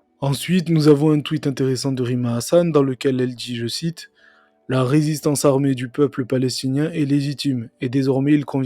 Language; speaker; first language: French; native; French